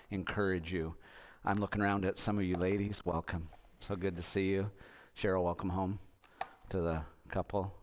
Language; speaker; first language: English; native; English